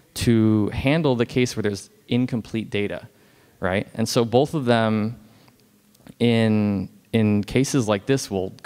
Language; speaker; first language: English; native; English